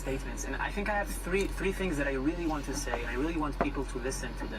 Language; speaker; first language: English; non-native, fluent; Hebrew